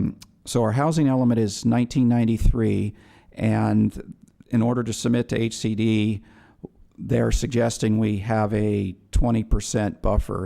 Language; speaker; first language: English; native; English